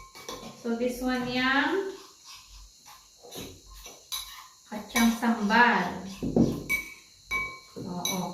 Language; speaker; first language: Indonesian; non-native, learner; Filipino